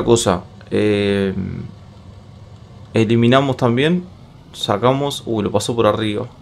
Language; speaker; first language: Spanish; native; Spanish